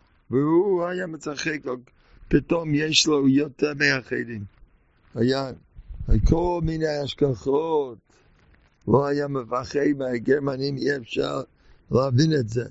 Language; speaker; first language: Hebrew; non-native, fluent; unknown